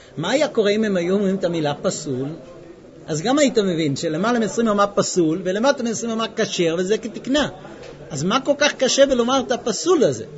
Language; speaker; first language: Hebrew; non-native, fluent; English